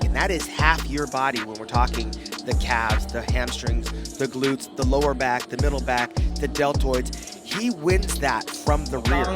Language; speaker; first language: English; native; English